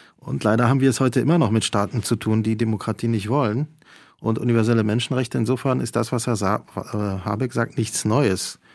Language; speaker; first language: German; early bilingual, other home language; Polish